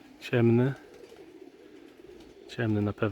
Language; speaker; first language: Polish; native; Polish